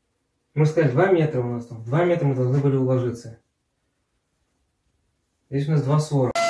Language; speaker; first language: Russian; native; Russian